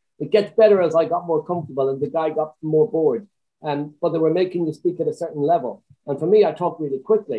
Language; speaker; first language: English; native; English